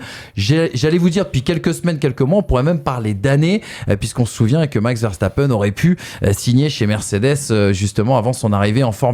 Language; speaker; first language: French; native; French